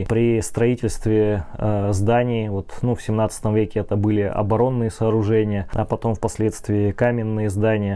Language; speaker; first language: Russian; native; Russian